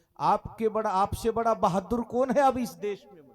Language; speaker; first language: Hindi; non-native, local second language; Marathi